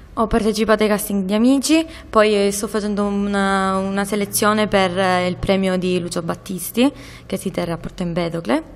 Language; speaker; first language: Italian; native; Italian